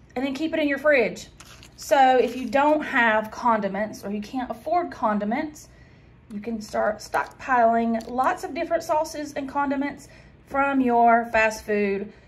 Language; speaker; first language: English; native; English